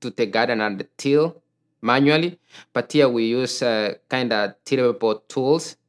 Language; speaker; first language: English; non-native, local second language; Gusii